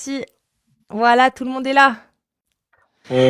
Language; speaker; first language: French; native; French